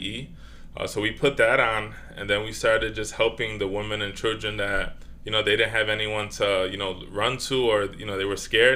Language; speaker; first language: English; native; English